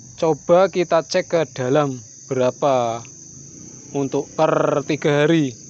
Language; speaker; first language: Indonesian; native; Indonesian